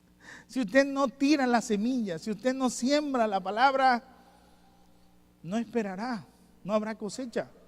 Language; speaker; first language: Spanish; native; Spanish